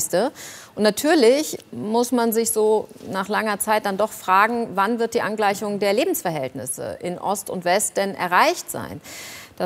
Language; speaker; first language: German; native; German